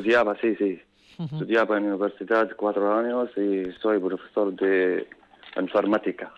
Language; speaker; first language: Spanish; non-native, learner; Arabic